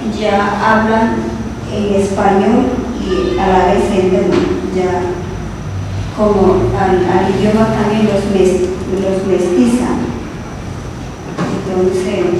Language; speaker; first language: Spanish; non-native, local second language; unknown